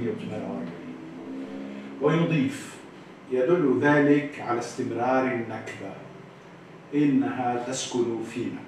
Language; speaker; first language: Arabic; native; Arabic